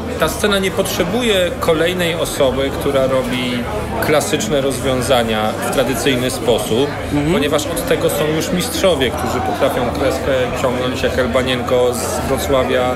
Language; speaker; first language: Polish; native; Polish